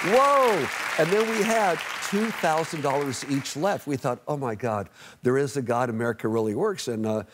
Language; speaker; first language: English; native; English